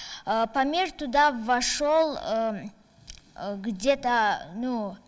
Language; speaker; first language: Russian; non-native, local second language; Tajik